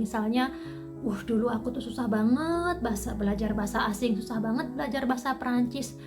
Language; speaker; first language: Indonesian; native; Indonesian